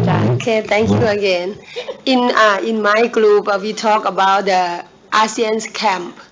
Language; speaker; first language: English; non-native, learner; Thai